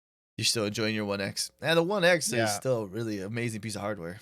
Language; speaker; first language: English; native; English